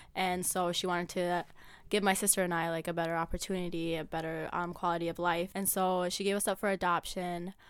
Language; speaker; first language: English; early bilingual, other home language; Amharic